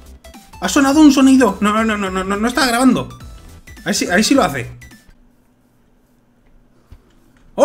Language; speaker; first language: Spanish; native; Spanish